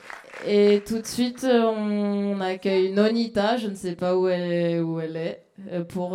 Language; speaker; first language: French; native; French